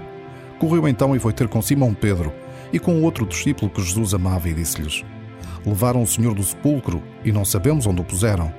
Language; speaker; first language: Portuguese; native; Portuguese